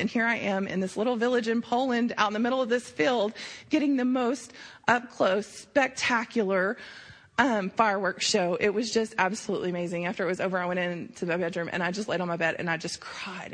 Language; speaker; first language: English; native; English